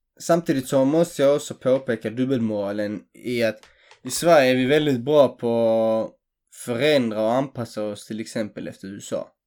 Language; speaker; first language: Swedish; early bilingual, other home language; Greek